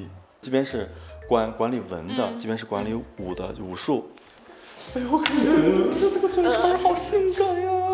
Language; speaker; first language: Chinese; native; Chinese